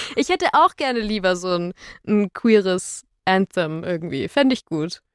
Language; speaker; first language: German; native; German